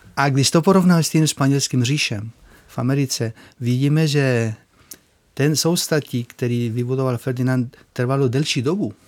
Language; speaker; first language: Czech; non-native, fluent; Spanish